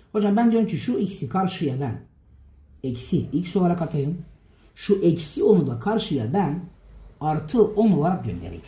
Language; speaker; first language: Turkish; native; Turkish